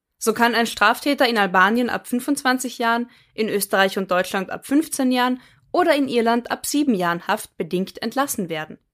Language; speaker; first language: German; native; German